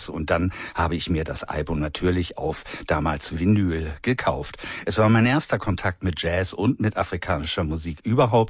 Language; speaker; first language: German; native; German